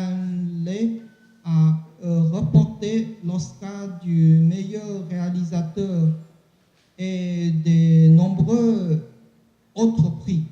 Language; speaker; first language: French; non-native, learner; Chinese